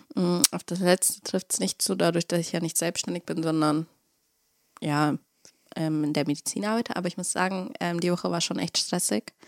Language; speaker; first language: German; early bilingual, other home language; Russian